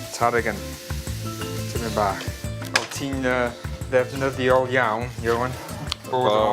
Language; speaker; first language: Welsh; non-native, learner; English